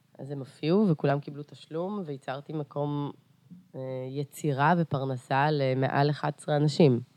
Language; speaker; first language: Hebrew; early bilingual, other home language; Russian